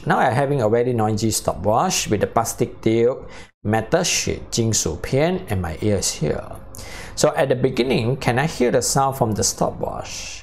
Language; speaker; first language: English; non-native, local second language; Chinese